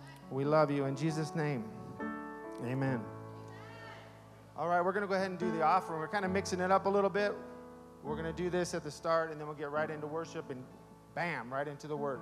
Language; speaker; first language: English; native; English